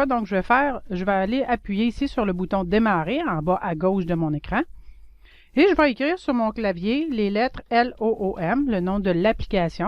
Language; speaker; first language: French; native; French